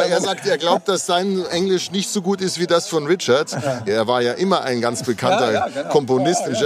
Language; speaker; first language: German; native; German